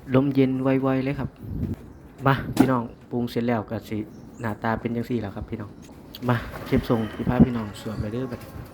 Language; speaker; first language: Thai; native; Thai